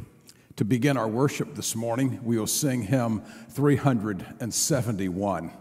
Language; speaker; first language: English; native; English